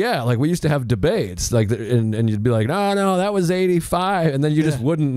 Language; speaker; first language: English; native; English